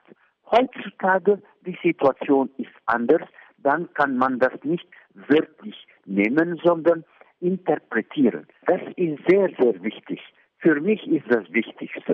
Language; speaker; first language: German; non-native, fluent; Arabic